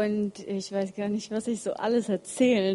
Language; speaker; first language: German; early bilingual, other home language; Russian